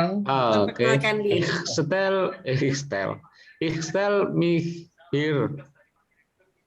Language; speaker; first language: German; non-native, learner; Indonesian